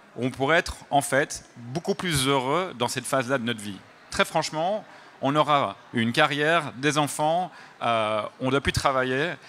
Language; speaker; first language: French; native; French